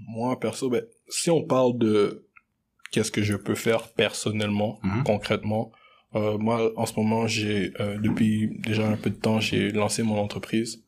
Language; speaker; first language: French; early bilingual, other home language; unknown